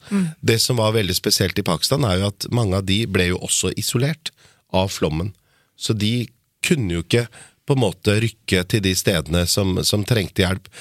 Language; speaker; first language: Norwegian; early bilingual, other home language; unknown